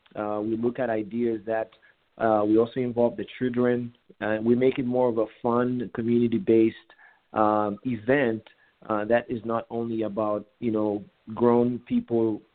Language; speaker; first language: English; non-native, local second language; Bemba